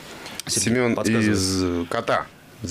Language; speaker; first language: Russian; native; Russian